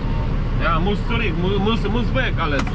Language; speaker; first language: German; non-native, learner; Polish